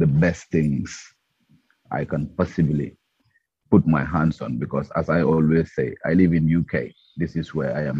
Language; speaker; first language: English; non-native, local second language; Mandingo